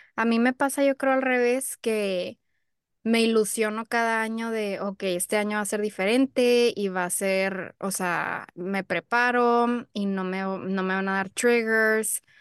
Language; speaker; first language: Spanish; early bilingual, heritage; Spanish